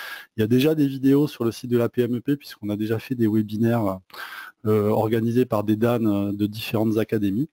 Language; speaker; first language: French; native; French